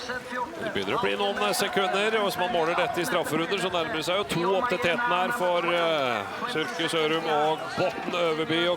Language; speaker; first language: Norwegian; native; Norwegian